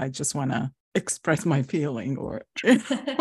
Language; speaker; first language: English; non-native, fluent; Japanese